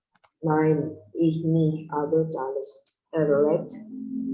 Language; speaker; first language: German; non-native, learner; Indonesian